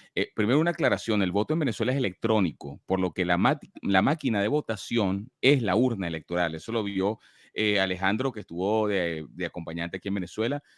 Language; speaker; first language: Spanish; native; Spanish